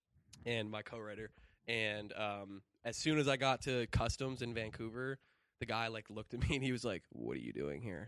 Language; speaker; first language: English; native; English